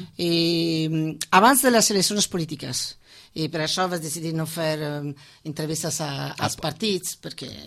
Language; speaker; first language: Catalan; non-native, fluent; Italian